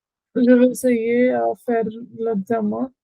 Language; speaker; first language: French; non-native, learner; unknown